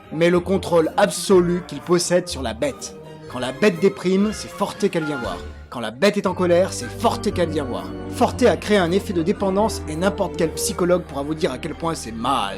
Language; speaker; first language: French; native; French